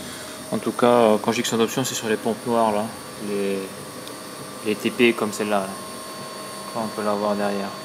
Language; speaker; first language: French; native; French